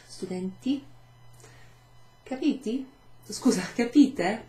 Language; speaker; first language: Italian; non-native, fluent; English